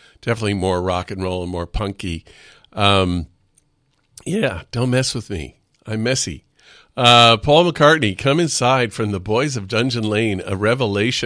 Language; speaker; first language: English; native; English